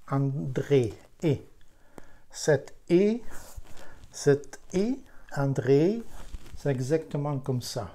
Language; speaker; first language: French; non-native, fluent; Ukrainian